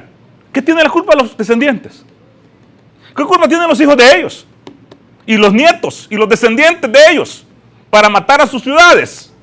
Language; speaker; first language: Spanish; native; Spanish